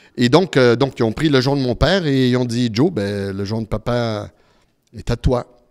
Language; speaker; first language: French; early bilingual, other home language; Italian